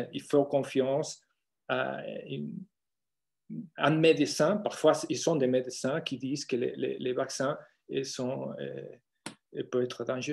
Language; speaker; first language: French; non-native, fluent; Spanish